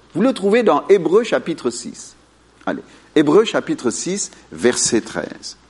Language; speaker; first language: French; non-native, fluent; Amharic